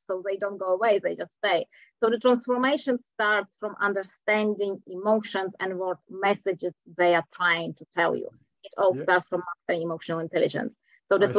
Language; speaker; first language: English; non-native, fluent; Czech